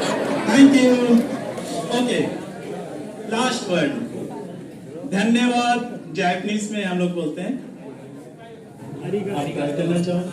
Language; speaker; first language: Hindi; native; Hindi